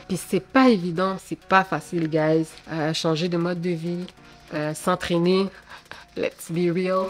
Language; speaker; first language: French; early bilingual, other home language; Haitian Creole